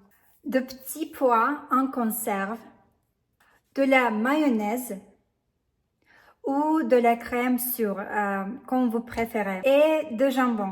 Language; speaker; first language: French; non-native, fluent; Russian